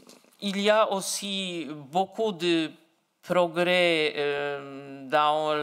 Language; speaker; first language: French; non-native, fluent; Polish